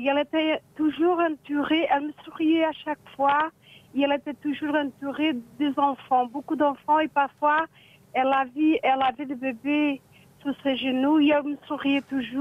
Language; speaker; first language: French; early bilingual, other home language; Portuguese